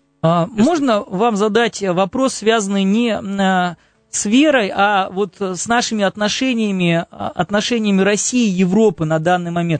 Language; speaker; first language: Russian; native; Russian